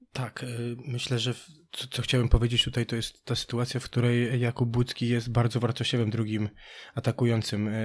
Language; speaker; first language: Polish; native; Polish